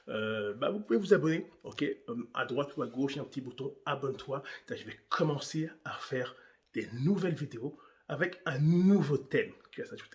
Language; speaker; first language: French; native; French